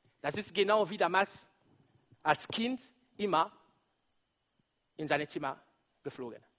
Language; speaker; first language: German; non-native, fluent; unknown